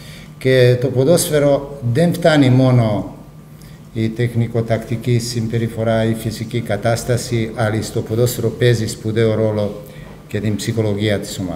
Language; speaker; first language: Greek; non-native, fluent; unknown